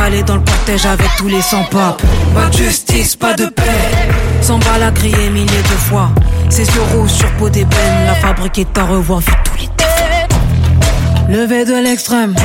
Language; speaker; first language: French; native; French